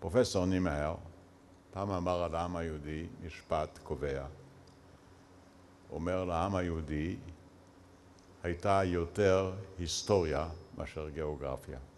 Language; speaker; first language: Hebrew; early bilingual, other home language; Yiddish